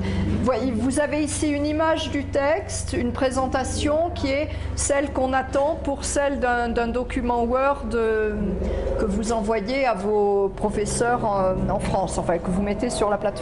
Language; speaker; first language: French; native; French